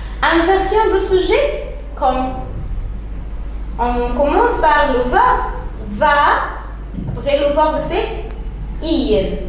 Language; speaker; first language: French; non-native, fluent; Arabic